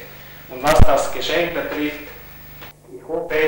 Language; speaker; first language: German; non-native, local second language; Hungarian